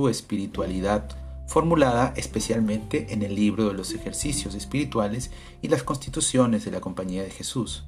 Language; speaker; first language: Spanish; native; Spanish